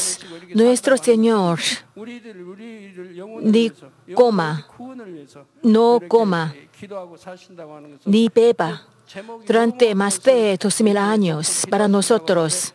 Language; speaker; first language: Spanish; non-native, fluent; Korean